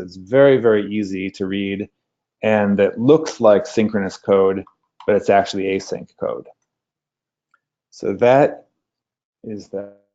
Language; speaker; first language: English; native; English